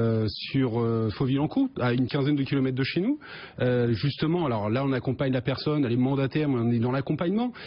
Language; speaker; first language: French; native; French